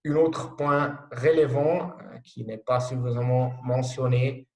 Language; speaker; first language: French; non-native, local second language; Italian